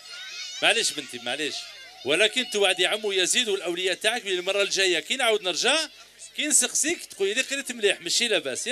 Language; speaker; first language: Arabic; native; Arabic